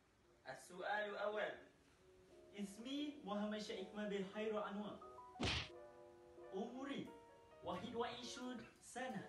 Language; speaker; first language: Arabic; non-native, learner; Malay